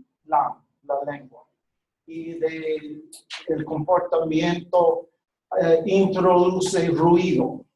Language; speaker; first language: Spanish; non-native, fluent; English